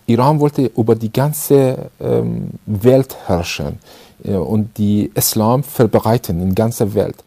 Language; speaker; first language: German; non-native, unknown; Persian